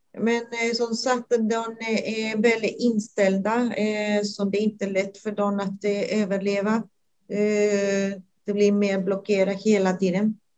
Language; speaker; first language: Swedish; non-native, fluent; Spanish